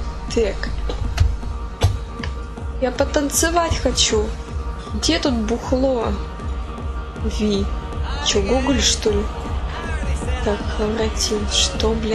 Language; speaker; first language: Russian; native; Russian